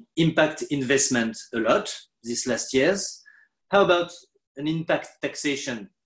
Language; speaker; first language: English; non-native, fluent; French